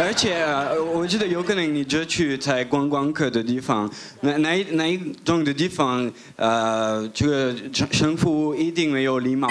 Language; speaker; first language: Chinese; non-native, fluent; French